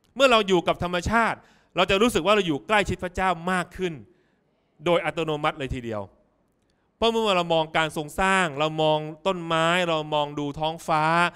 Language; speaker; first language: Thai; native; Thai